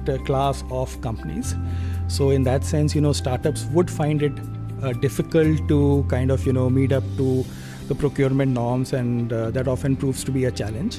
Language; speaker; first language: English; non-native, local second language; Hindi